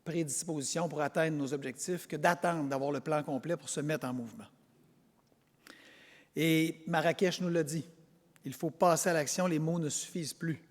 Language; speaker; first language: French; native; French